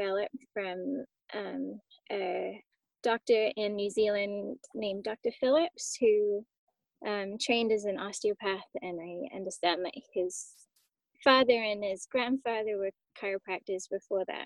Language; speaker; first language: English; native; English